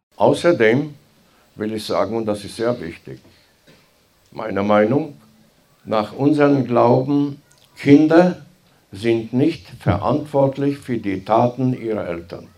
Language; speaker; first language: German; non-native, fluent; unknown